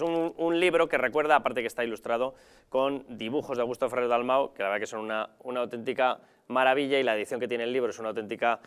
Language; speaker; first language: Spanish; native; Spanish